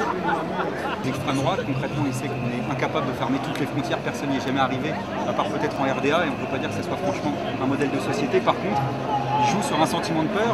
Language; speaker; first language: French; native; French